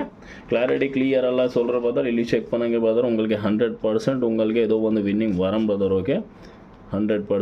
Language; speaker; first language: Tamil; non-native, learner; Kannada